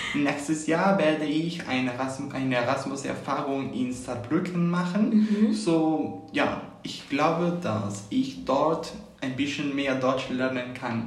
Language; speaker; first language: German; non-native, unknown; Spanish